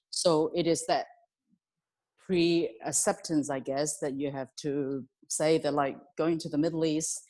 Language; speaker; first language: English; non-native, local second language; Cantonese